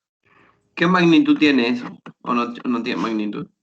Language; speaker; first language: Spanish; native; Spanish